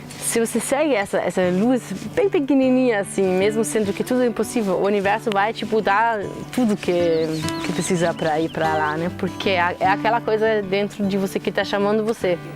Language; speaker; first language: Portuguese; non-native, fluent; German